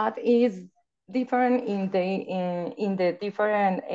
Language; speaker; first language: English; non-native, learner; Spanish